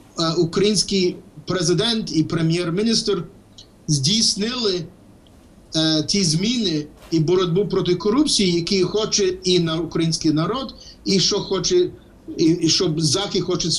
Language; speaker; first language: Ukrainian; early bilingual, heritage; English